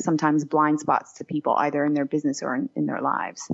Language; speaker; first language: English; non-native, fluent; Georgian